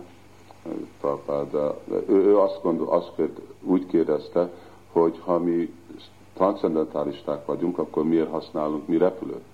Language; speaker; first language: Hungarian; early bilingual, heritage; Hungarian